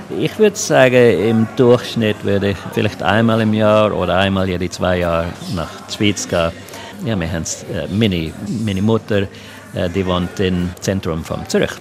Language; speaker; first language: German; non-native, local second language; English